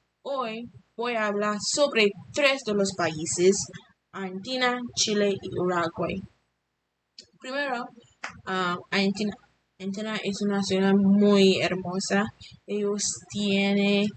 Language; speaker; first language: Spanish; non-native, learner; English